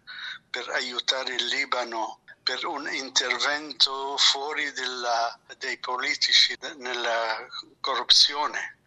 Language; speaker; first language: Italian; non-native, fluent; Arabic